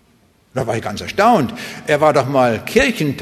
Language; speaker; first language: German; native; German